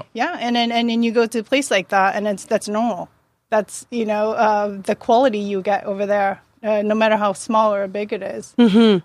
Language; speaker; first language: English; non-native, fluent; Japanese